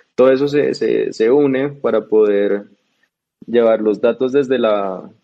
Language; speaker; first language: Spanish; native; Spanish